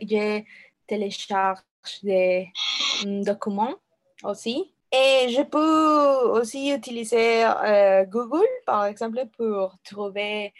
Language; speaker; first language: French; non-native, learner; Spanish